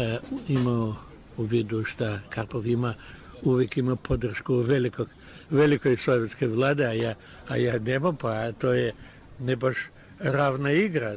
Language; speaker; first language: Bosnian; non-native, learner; Russian